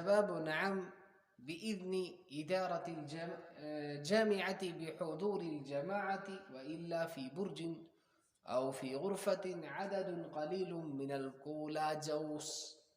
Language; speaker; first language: Arabic; non-native, fluent; Urdu